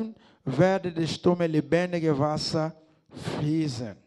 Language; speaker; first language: German; non-native, learner; Lingala